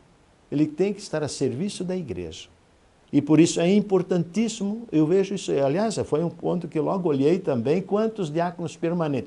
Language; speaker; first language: Portuguese; native; Portuguese